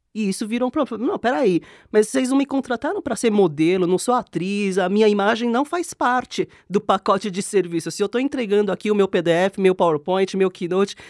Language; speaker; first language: Portuguese; non-native, fluent; Korean